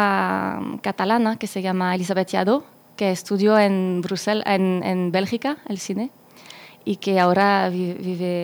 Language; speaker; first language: Spanish; non-native, fluent; French